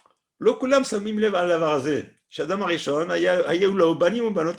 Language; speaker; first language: Hebrew; non-native, fluent; French